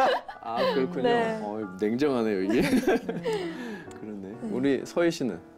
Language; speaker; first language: Korean; native; Korean